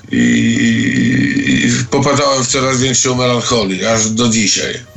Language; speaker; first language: Polish; native; Polish